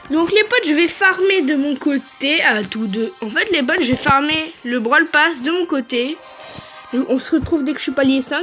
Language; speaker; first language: French; native; French